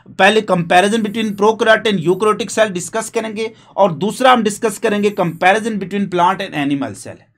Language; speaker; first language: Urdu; non-native, local second language; Punjabi